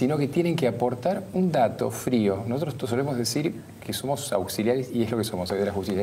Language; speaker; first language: Spanish; native; Spanish